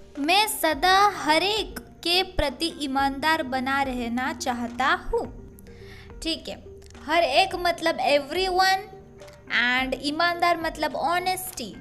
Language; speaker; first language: Hindi; native; Hindi